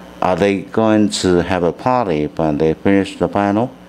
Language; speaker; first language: English; non-native, fluent; Chinese